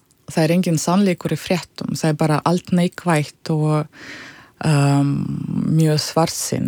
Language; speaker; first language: Icelandic; non-native, fluent; Russian